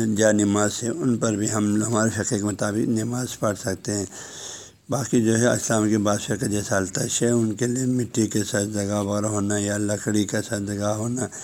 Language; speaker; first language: Urdu; non-native, local second language; Balti